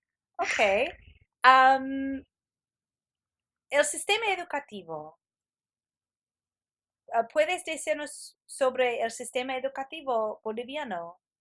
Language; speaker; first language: Spanish; non-native, fluent; English